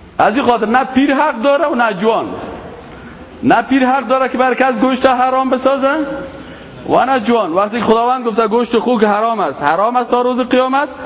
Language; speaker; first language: Persian; native; Persian